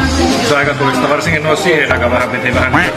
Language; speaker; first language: Finnish; native; Finnish